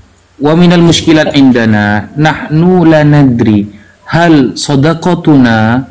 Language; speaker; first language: Arabic; non-native, learner; Indonesian